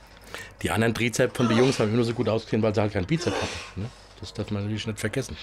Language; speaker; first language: German; native; German